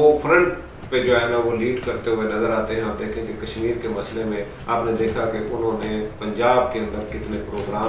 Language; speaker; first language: Urdu; native; Urdu